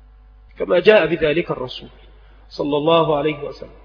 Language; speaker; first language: Arabic; native; Arabic